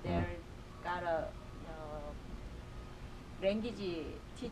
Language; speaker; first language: English; non-native, learner; Korean